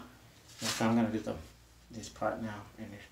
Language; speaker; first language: English; native; English